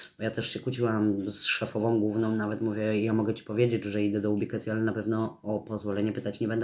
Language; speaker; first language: Polish; native; Polish